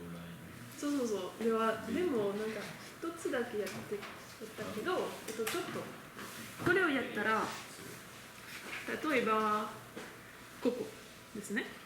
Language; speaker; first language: Japanese; non-native, learner; French